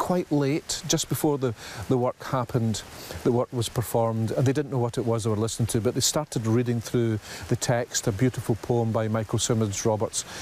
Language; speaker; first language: English; native; English